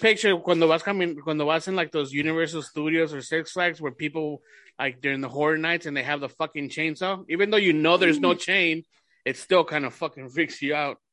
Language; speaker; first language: English; early bilingual, other home language; Spanish